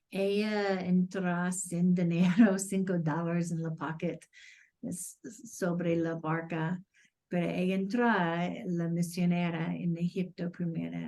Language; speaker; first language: Spanish; non-native, learner; English